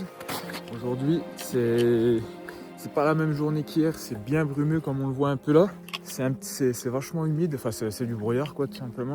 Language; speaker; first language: French; native; French